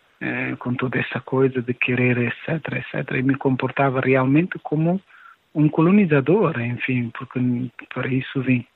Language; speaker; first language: Portuguese; non-native, local second language; Upper Guinea Crioulo